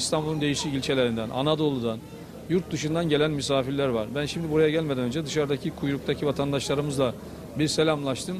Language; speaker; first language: Turkish; native; Turkish